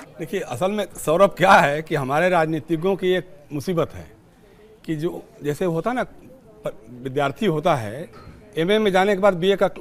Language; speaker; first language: Hindi; native; Hindi